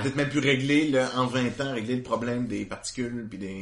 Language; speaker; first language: French; native; French